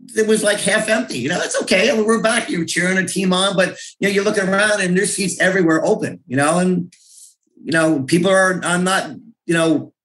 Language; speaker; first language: English; native; English